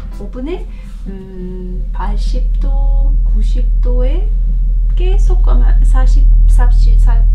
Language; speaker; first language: Korean; non-native, learner; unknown